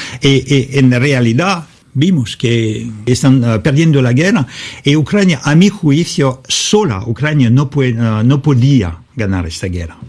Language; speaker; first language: Spanish; non-native, fluent; Russian